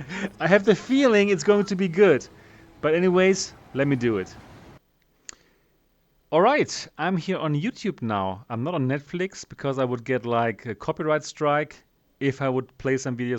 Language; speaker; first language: English; non-native, fluent; German